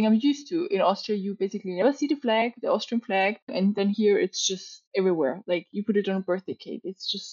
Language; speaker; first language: English; non-native, fluent; German